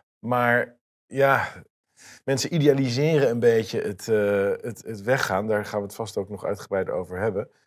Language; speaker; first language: Dutch; native; Dutch